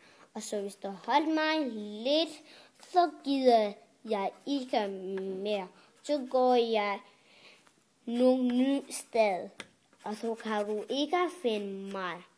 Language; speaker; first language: Danish; early bilingual, other home language; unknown